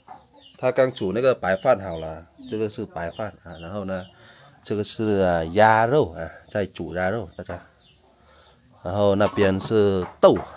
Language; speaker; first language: Chinese; non-native, learner; Vietnamese